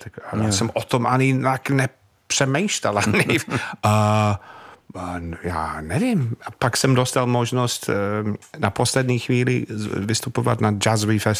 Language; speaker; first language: Czech; non-native, fluent; English